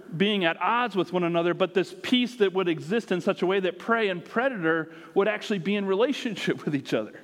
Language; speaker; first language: English; native; English